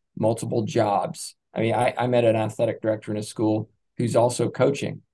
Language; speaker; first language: English; native; English